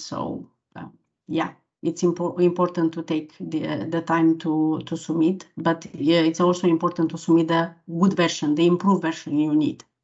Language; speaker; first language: English; non-native, fluent; Romanian